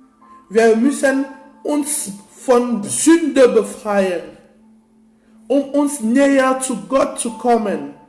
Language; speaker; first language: German; non-native, fluent; French